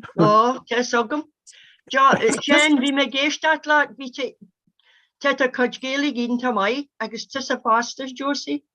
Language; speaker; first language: Irish; non-native, local second language; English